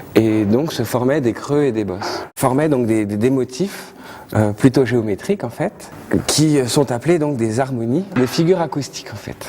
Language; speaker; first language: French; native; French